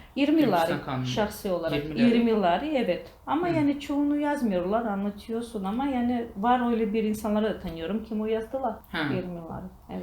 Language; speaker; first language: Turkish; non-native, learner; Georgian